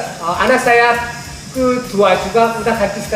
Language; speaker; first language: Indonesian; non-native, learner; Korean